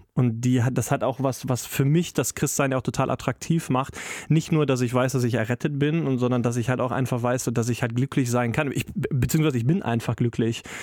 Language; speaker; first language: German; native; German